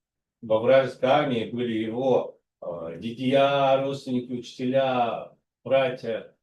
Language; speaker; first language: Russian; native; Russian